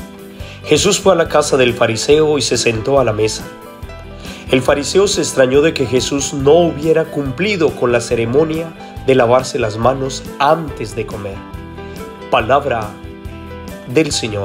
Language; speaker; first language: Spanish; native; Spanish